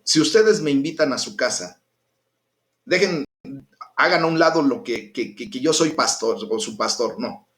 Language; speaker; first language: Spanish; native; Spanish